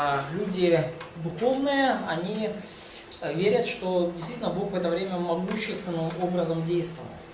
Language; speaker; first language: Russian; native; Russian